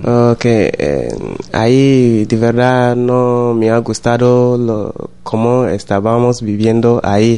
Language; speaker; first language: Spanish; non-native, learner; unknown